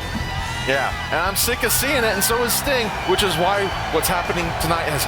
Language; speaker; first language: English; native; English